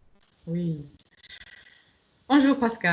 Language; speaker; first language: French; non-native, fluent; German